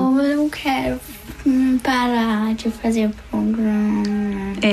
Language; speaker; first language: Portuguese; early bilingual, heritage; Portuguese